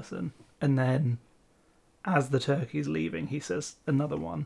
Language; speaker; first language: English; native; English